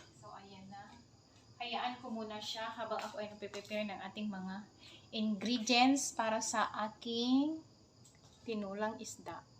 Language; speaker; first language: Filipino; non-native, local second language; Cebuano